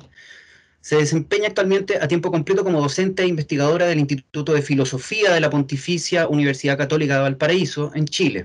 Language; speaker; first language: Spanish; native; Spanish